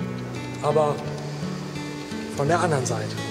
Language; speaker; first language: German; native; German